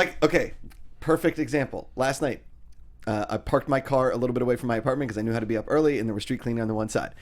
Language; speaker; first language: English; native; English